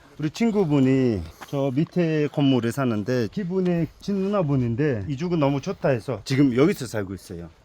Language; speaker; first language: Korean; non-native, fluent; Mongolian